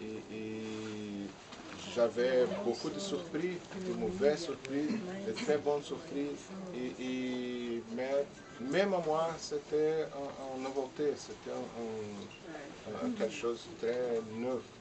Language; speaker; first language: French; non-native, learner; Portuguese